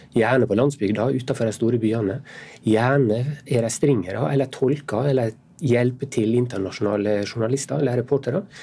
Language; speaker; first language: Norwegian; native; Norwegian